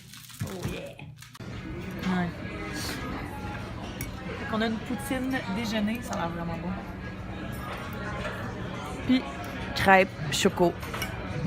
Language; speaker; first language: French; native; French